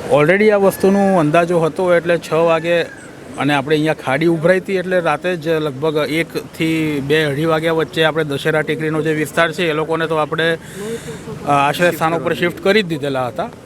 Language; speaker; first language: Gujarati; native; Gujarati